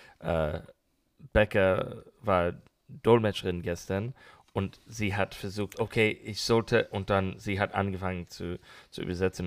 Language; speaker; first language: German; non-native, learner; English